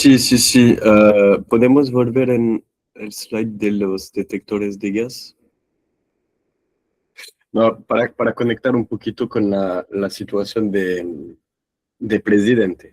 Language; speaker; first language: Spanish; non-native, fluent; French